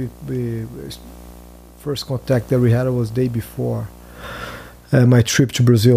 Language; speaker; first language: English; non-native, fluent; Portuguese